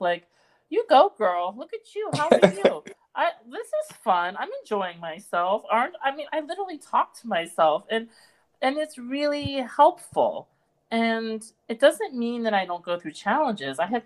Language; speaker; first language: English; native; English